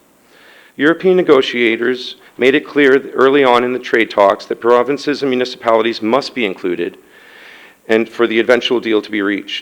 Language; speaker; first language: English; native; English